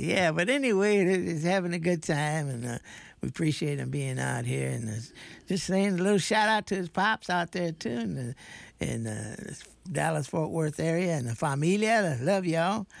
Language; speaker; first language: English; native; English